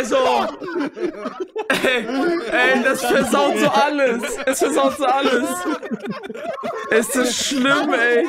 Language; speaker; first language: German; native; German